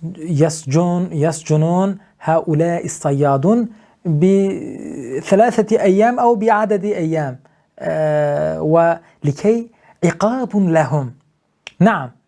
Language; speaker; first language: Arabic; non-native, fluent; Turkish